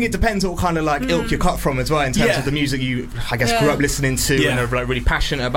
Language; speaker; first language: English; native; English